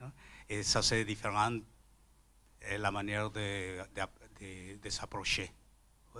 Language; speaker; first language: French; non-native, learner; Spanish